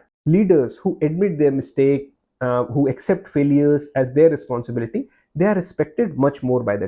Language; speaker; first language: English; non-native, local second language; Hindi